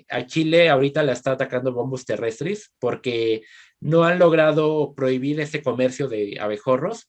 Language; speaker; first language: Spanish; native; Spanish